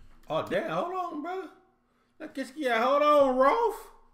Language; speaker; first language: French; non-native, fluent; English